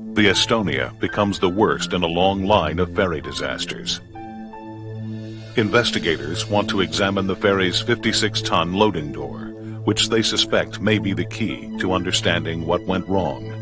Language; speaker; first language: English; native; English